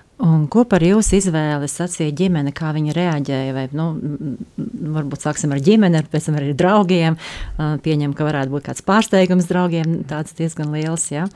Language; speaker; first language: Latvian; native; Latvian